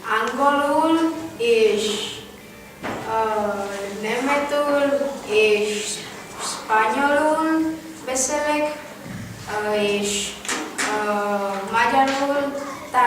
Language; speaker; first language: Hungarian; non-native, learner; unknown